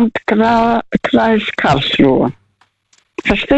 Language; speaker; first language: German; non-native, fluent; Russian